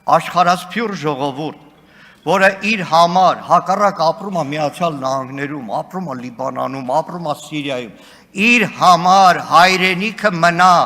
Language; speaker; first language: Armenian; native; Armenian